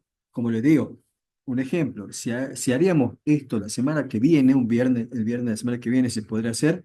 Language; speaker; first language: Spanish; native; Spanish